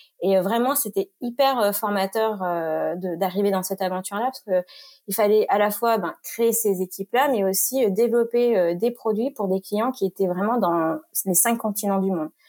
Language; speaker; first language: French; native; French